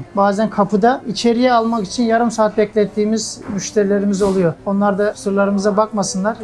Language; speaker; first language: Turkish; native; Turkish